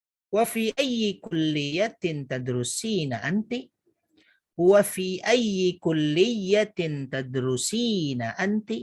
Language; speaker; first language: Arabic; non-native, fluent; Indonesian